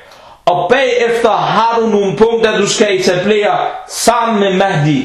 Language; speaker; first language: Danish; non-native, fluent; Arabic